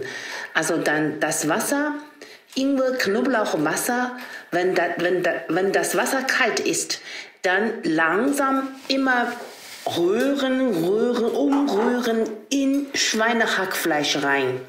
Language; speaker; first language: German; non-native, learner; Chinese